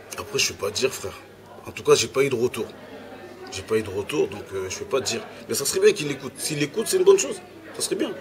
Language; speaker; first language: French; early bilingual, other home language; Lingala